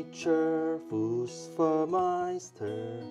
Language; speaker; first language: German; non-native, learner; English